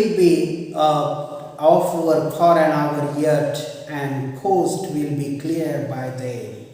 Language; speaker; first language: English; non-native, local second language; Marathi